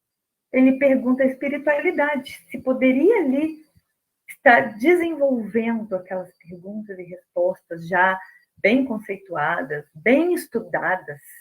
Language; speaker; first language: Portuguese; native; Portuguese